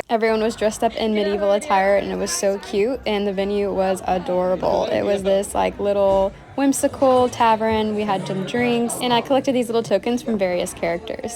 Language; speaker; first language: English; native; English